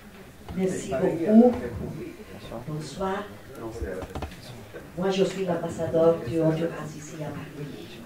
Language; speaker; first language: French; non-native, fluent; Spanish